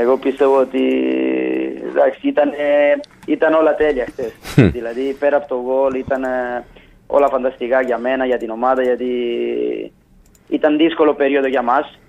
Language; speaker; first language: Greek; non-native, fluent; Italian